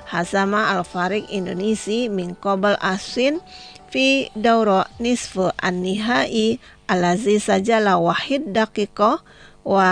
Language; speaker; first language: Arabic; non-native, fluent; Indonesian